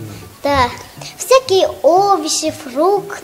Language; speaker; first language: Russian; non-native, local second language; Tajik